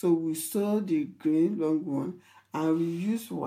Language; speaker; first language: English; non-native, local second language; Yoruba